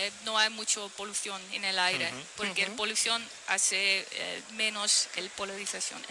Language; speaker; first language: Spanish; non-native, fluent; Dutch